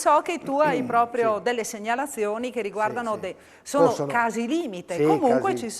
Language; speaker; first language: Italian; native; Italian